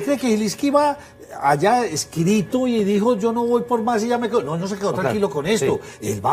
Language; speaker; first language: Spanish; native; Spanish